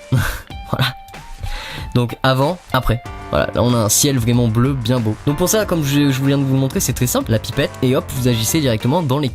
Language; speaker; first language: French; native; French